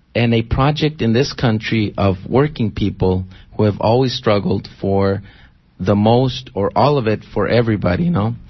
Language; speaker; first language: English; early bilingual, other home language; Spanish